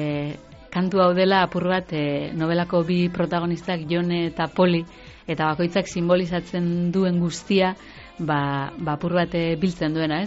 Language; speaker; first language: Basque; native; Basque